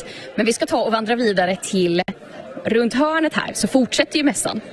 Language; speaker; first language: Swedish; native; Swedish